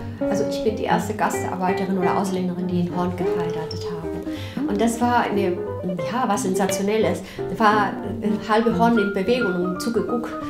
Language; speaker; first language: German; non-native, fluent; Spanish